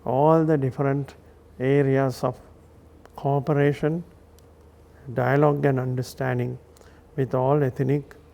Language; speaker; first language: English; non-native, local second language; Sinhala